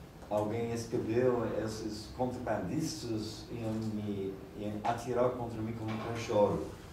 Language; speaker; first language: Portuguese; non-native, fluent; English